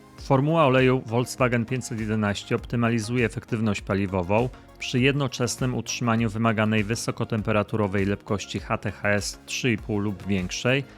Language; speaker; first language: Polish; native; Polish